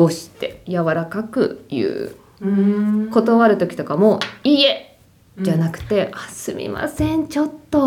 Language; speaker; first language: Japanese; native; Japanese